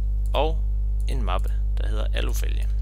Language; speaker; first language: Danish; native; Danish